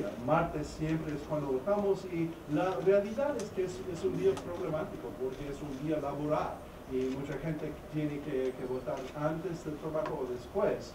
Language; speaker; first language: Spanish; non-native, fluent; English